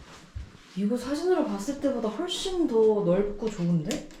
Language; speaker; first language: Korean; native; Korean